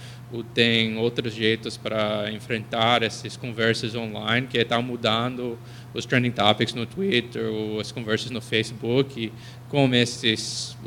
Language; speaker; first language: Portuguese; non-native, fluent; English